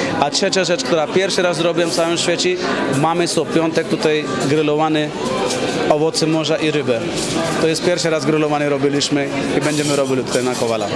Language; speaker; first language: Polish; non-native, fluent; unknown